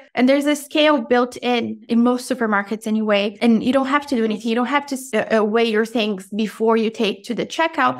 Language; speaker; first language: English; non-native, fluent; Portuguese